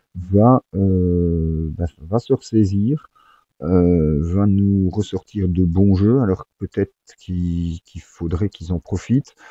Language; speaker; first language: French; native; French